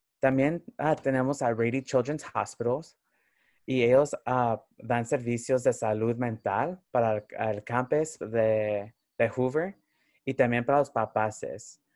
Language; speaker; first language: Spanish; early bilingual, heritage; Spanish